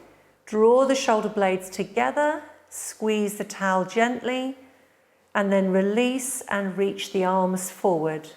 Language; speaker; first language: English; native; English